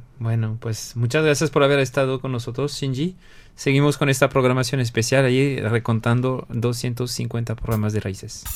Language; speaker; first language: Spanish; non-native, fluent; French